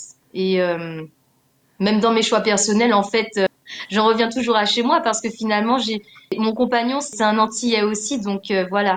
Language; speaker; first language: French; native; French